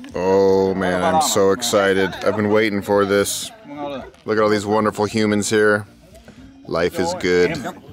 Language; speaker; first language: English; native; English